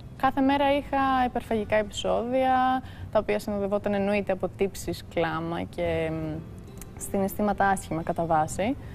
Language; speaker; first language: Greek; early bilingual, heritage; Greek